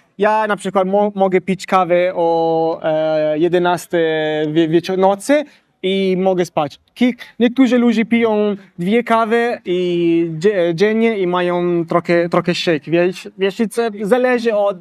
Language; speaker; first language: Polish; non-native, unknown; Italian